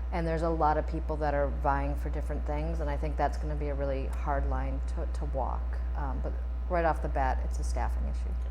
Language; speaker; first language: English; native; English